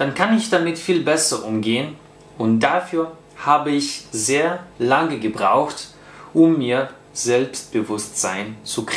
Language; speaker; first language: German; non-native, fluent; Russian